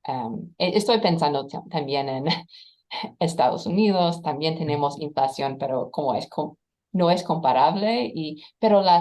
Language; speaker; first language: Spanish; non-native, fluent; English